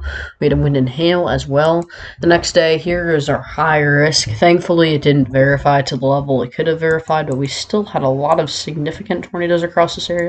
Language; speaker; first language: English; native; English